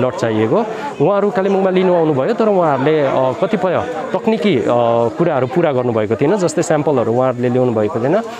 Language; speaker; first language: Nepali; native; Nepali